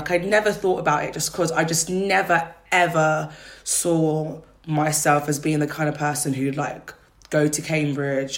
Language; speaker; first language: English; native; English